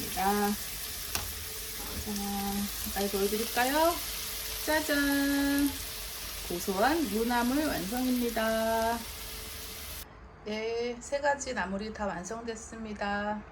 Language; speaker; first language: Korean; native; Korean